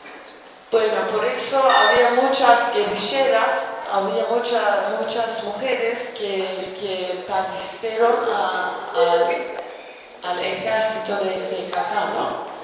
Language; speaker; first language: Spanish; non-native, fluent; Kurdish